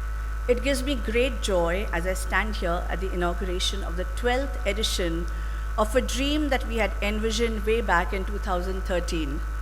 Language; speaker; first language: English; non-native, local second language; Marathi